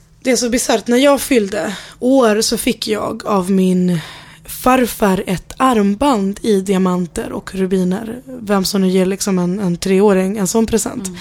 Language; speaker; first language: Swedish; early bilingual, other home language; Spanish